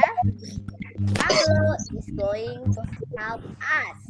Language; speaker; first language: English; non-native, fluent; Indonesian